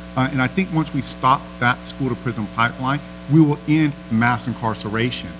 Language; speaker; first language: English; native; English